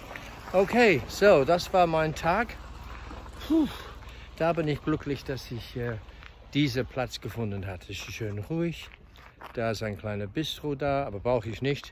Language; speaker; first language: German; non-native, fluent; English